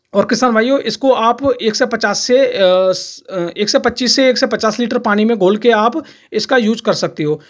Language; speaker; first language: Hindi; native; Hindi